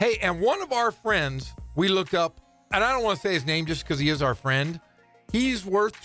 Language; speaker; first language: English; native; English